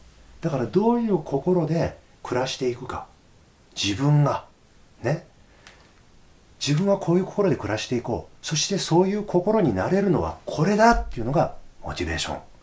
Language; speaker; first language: Japanese; native; Japanese